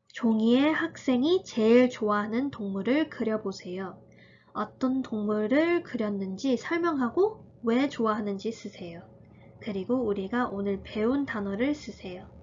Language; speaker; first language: Korean; early bilingual, heritage; Korean